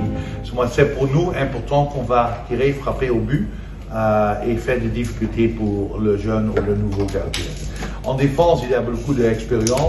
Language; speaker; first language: French; non-native, fluent; Dutch